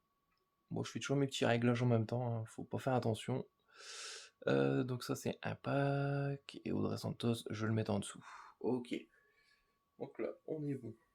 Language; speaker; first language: French; native; French